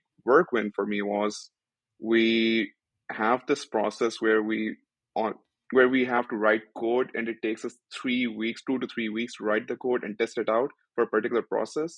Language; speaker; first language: English; non-native, local second language; Urdu